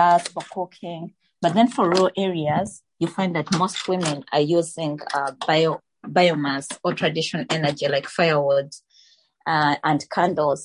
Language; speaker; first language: English; non-native, local second language; Ganda